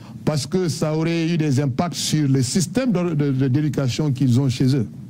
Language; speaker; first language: French; non-native, local second language; Serer